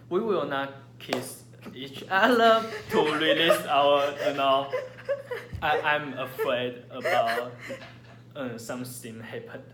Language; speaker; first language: English; non-native, learner; Chinese